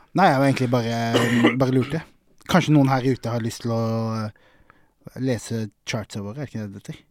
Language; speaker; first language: Norwegian; native; Norwegian